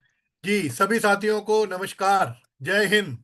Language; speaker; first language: Hindi; native; Hindi